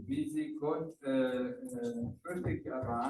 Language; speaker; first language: German; non-native, fluent; Rundi